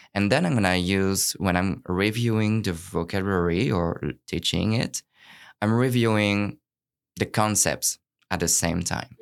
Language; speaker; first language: English; non-native, fluent; French